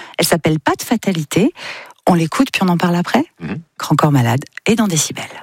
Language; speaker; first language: French; native; French